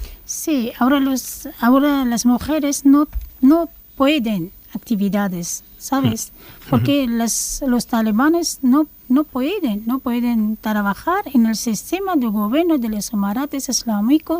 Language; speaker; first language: Spanish; non-native, learner; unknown